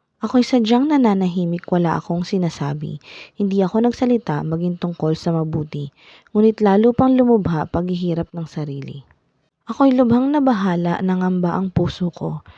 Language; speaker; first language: Filipino; native; Filipino